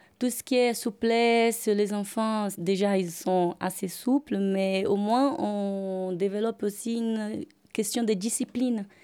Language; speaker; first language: French; non-native, fluent; Portuguese